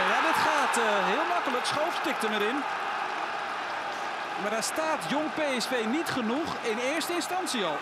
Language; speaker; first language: Dutch; native; Dutch